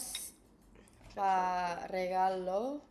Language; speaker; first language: Spanish; non-native, learner; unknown